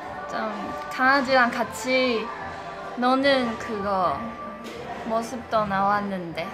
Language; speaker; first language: Korean; non-native, fluent; Chinese